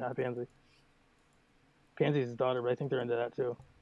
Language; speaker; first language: English; native; English